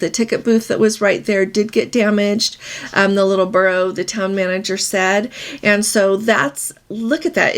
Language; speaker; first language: English; native; English